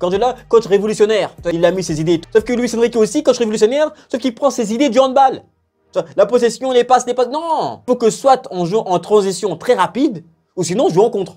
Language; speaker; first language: French; native; French